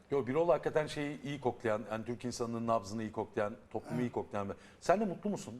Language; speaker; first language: Turkish; native; Turkish